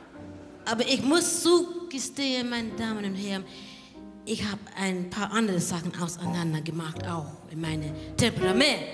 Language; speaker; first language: German; non-native, learner; English